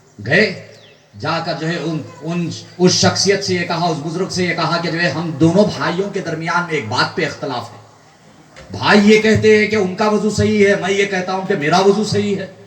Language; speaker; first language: Urdu; native; Urdu